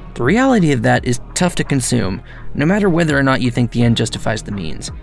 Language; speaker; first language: English; native; English